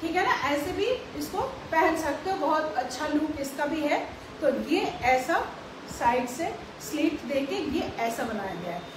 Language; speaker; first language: Hindi; non-native, local second language; Bangla